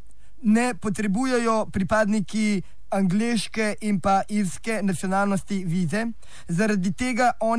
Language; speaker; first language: Slovenian; native; Slovenian